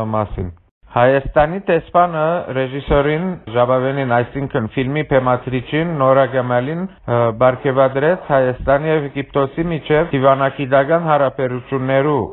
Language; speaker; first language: Armenian; early bilingual, heritage; Armenian